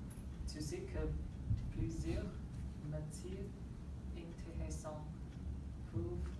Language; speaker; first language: French; non-native, learner; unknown